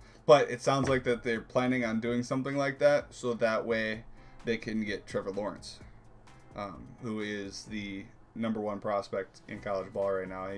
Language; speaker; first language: English; native; English